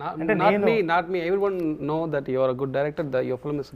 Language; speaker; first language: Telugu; non-native, learner; Tamil